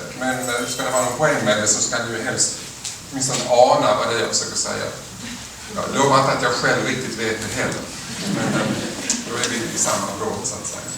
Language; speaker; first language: Swedish; native; Swedish